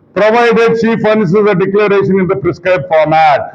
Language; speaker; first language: English; non-native, local second language; Telugu